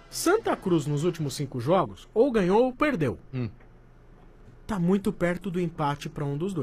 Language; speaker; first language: Portuguese; native; Portuguese